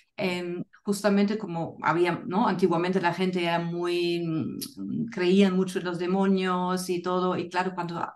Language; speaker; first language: Spanish; non-native, fluent; German